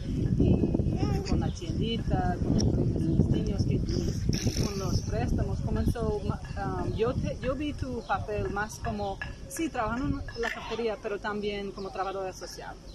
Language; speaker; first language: Spanish; non-native, fluent; English